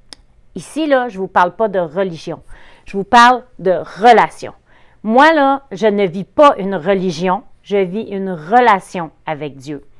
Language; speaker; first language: French; native; French